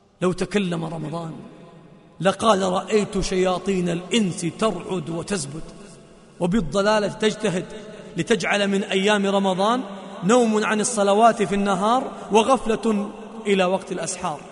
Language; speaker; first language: Arabic; native; Arabic